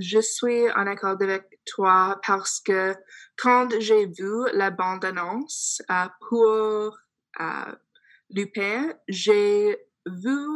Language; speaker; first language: French; non-native, fluent; English